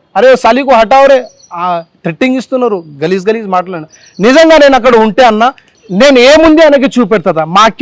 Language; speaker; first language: Telugu; non-native, local second language; Marathi